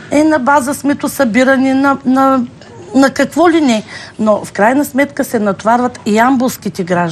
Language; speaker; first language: Bulgarian; native; Bulgarian